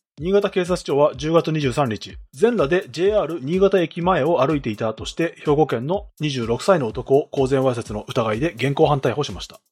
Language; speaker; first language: Japanese; native; Japanese